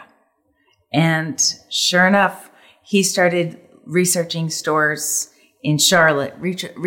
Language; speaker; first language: English; native; English